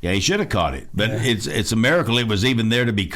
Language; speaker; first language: English; native; English